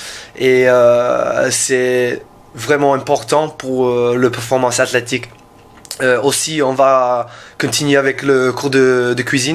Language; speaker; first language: French; non-native, learner; English